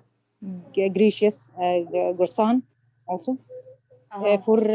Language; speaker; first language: English; non-native, learner; Arabic